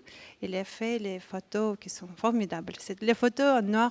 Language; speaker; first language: French; non-native, fluent; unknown